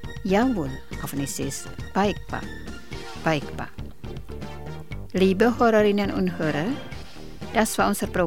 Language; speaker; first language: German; non-native, fluent; Indonesian